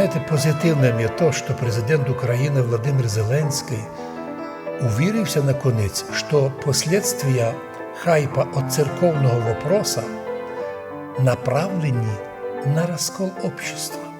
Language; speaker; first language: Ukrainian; non-native, local second language; Rusyn